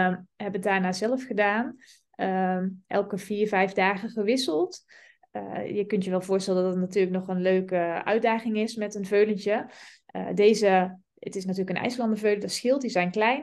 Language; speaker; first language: Dutch; native; Dutch